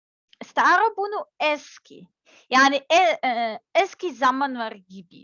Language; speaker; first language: Turkish; non-native, learner; Serbian